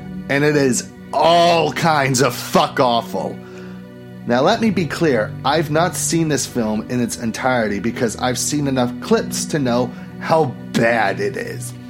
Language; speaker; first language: English; native; English